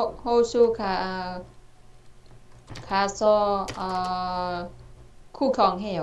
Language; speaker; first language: Korean; non-native, learner; Vietnamese